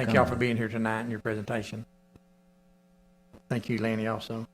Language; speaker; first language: English; native; English